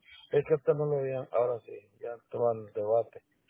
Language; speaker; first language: Spanish; native; Spanish